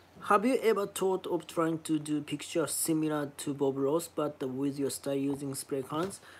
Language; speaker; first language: English; non-native, fluent; Japanese